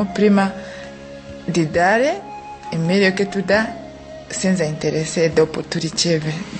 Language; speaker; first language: Italian; non-native, fluent; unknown